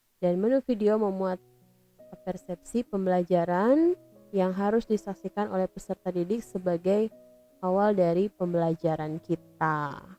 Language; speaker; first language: Indonesian; native; Indonesian